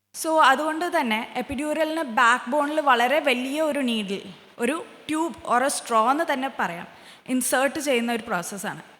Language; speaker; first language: Malayalam; early bilingual, heritage; Malayalam